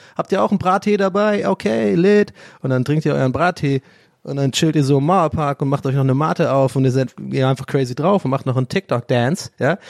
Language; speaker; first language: German; early bilingual, other home language; English